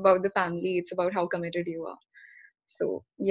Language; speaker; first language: English; non-native, local second language; Hindi